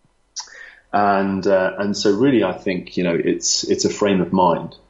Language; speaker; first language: English; native; English